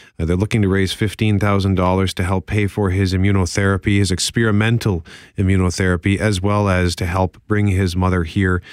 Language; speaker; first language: English; native; English